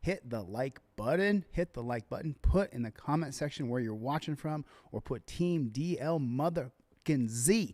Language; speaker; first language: English; native; English